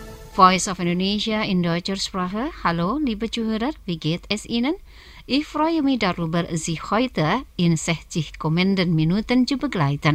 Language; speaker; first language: German; non-native, fluent; Indonesian